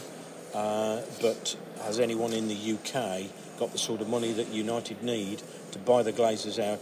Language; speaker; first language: English; native; English